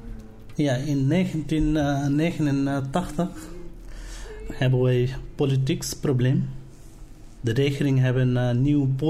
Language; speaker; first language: Dutch; non-native, learner; Nepali